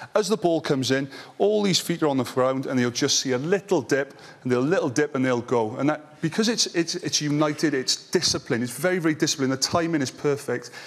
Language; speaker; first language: English; native; English